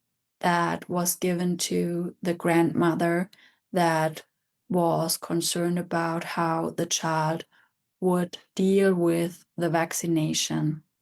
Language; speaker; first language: English; non-native, fluent; German